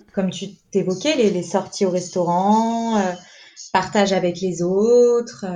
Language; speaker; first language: French; native; French